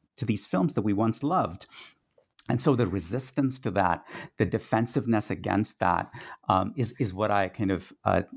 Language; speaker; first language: English; non-native, local second language; Tamil